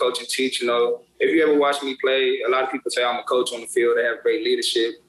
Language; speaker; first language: English; native; English